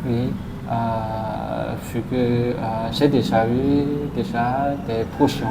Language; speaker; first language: French; non-native, local second language; Malagasy